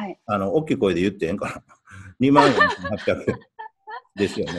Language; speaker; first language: Japanese; native; Japanese